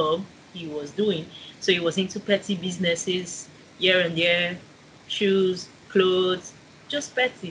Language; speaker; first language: English; non-native, local second language; Igbo